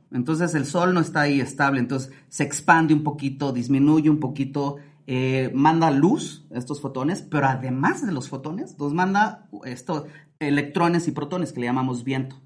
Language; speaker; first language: Spanish; native; Spanish